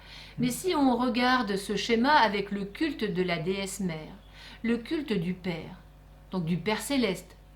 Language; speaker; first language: French; native; French